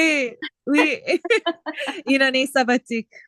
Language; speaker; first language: French; non-native, learner; English